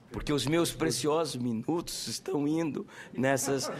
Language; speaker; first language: Portuguese; native; Portuguese